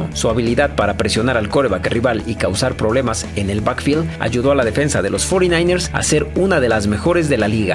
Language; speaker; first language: Spanish; native; Spanish